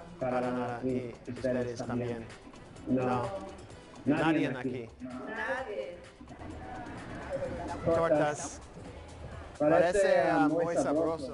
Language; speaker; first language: Spanish; non-native, learner; English